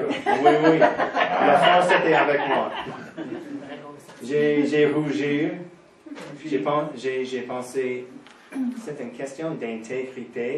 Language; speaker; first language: French; non-native, fluent; English